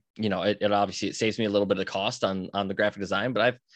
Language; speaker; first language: English; native; English